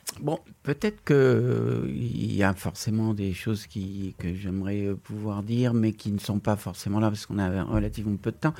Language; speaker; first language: French; non-native, fluent; Spanish